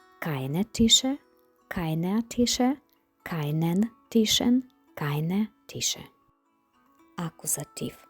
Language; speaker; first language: German; non-native, fluent; Ukrainian